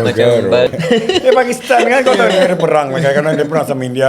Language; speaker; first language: Malay; native; Malay